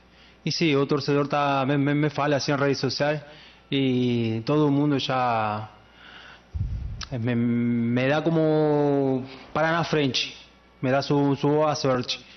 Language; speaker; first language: Portuguese; non-native, learner; Spanish